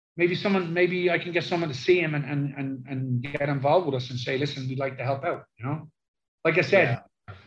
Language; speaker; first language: English; native; English